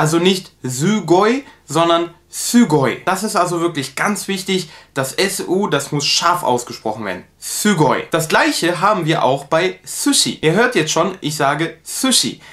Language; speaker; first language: German; native; German